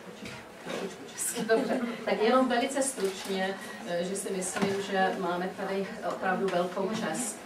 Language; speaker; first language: Czech; early bilingual, heritage; Czech